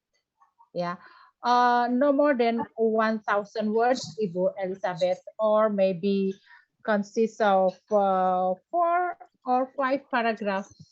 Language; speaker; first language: English; non-native, fluent; Indonesian